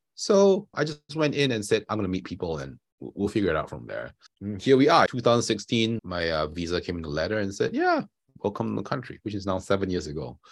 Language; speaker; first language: English; non-native, local second language; Chinese